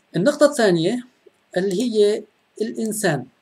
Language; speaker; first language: Arabic; native; Arabic